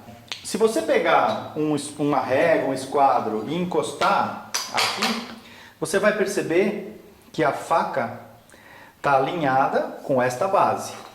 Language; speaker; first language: Portuguese; native; Portuguese